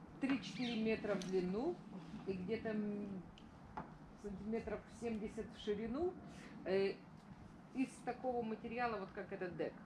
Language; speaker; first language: Russian; native; Russian